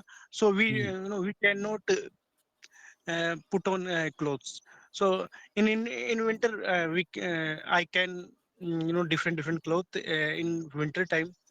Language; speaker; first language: English; non-native, learner; Hindi